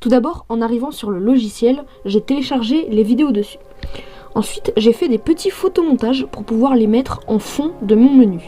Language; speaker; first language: French; native; French